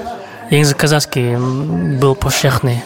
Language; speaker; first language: Polish; non-native, fluent; Kazakh